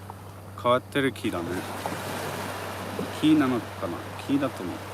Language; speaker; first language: Japanese; non-native, fluent; English